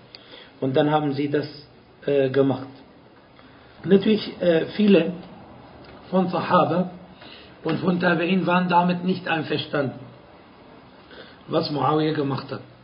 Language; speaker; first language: German; non-native, fluent; Arabic